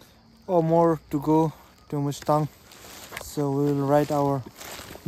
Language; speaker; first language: English; non-native, learner; Nepali